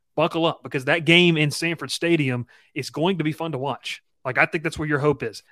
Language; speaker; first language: English; native; English